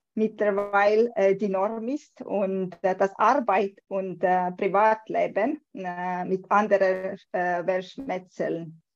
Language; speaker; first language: German; non-native, learner; Estonian